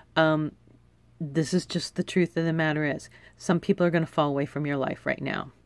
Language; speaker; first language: English; native; English